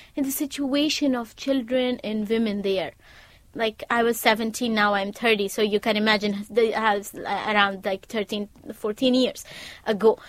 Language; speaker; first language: English; non-native, fluent; Persian